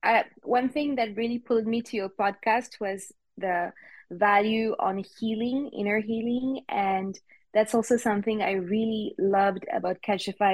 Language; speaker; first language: English; non-native, fluent; French